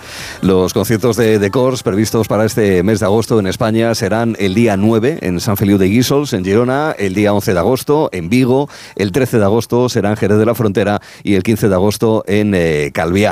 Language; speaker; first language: Spanish; native; Spanish